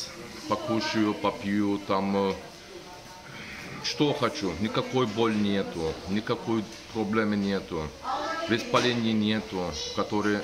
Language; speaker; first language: Russian; non-native, learner; Turkish